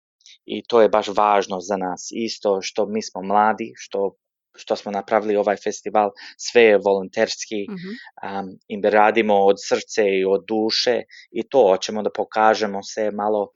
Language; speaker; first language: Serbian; early bilingual, heritage; Serbian